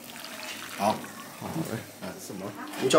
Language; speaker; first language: Chinese; non-native, local second language; Hakka Chinese